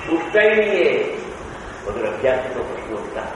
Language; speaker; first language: Hindi; non-native, local second language; Gujarati